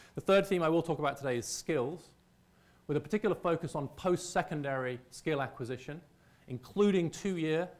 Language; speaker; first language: English; native; English